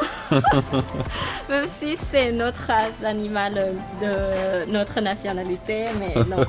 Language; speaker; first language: French; non-native, learner; Thai